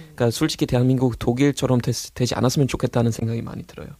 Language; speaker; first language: Korean; non-native, fluent; German